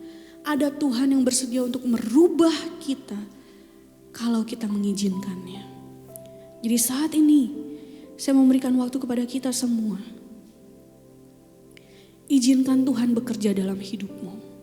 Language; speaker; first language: Indonesian; native; Indonesian